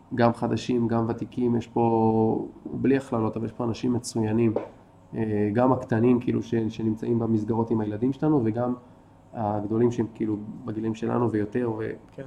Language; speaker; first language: Hebrew; native; Hebrew